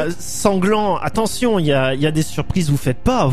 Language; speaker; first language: French; native; French